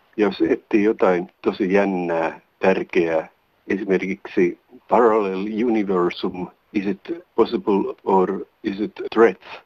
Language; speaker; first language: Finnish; native; Finnish